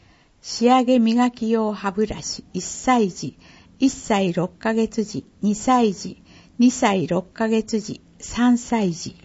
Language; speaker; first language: Japanese; native; Japanese